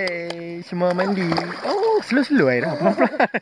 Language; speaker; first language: Malay; native; Malay